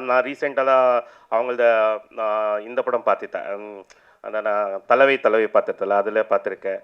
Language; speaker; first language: Tamil; non-native, fluent; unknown